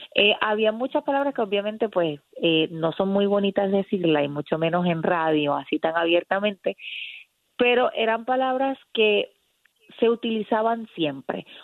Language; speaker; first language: Spanish; native; Spanish